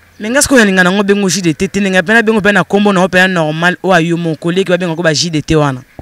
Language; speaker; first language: Lingala; native; Lingala